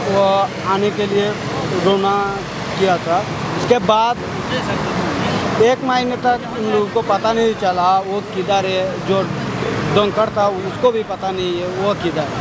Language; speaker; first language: Hindi; non-native, fluent; Bangla